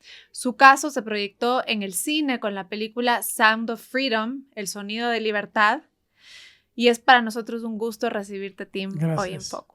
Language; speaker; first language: Spanish; native; Spanish